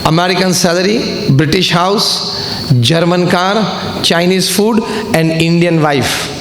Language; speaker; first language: Hindi; non-native, local second language; Gujarati